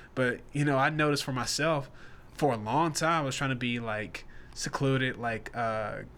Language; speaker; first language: English; native; English